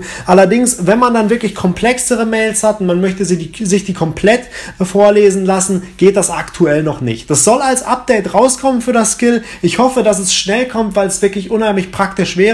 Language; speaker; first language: German; native; German